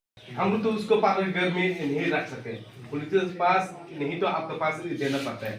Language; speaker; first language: Hindi; non-native, local second language; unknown